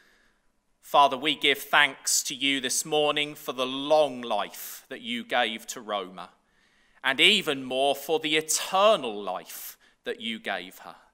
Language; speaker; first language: English; native; English